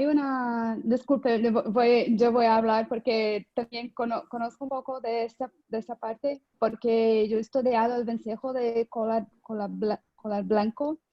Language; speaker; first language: Spanish; non-native, fluent; Portuguese